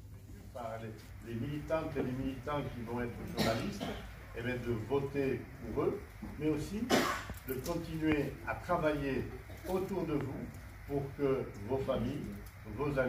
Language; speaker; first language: French; native; French